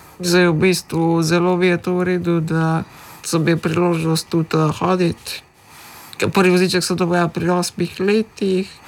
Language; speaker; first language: Slovenian; early bilingual, other home language; Macedonian